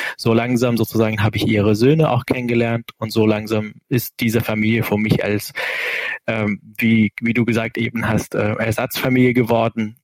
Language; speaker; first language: German; non-native, fluent; Arabic